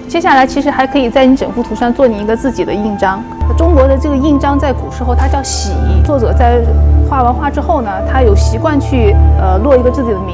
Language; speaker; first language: Chinese; native; Chinese